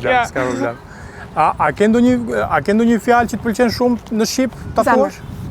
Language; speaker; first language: Albanian; native; Albanian